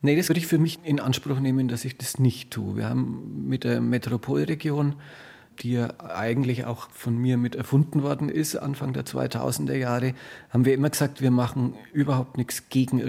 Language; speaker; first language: German; native; German